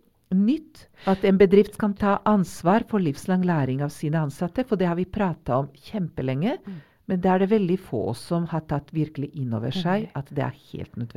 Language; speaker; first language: Norwegian; non-native, fluent; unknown